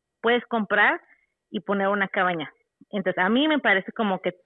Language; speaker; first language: Spanish; native; Spanish